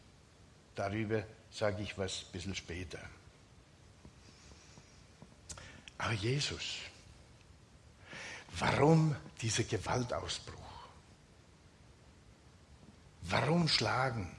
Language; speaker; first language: German; non-native, fluent; Finnish